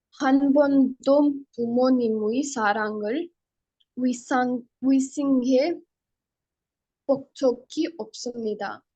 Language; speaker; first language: Korean; non-native, learner; Hindi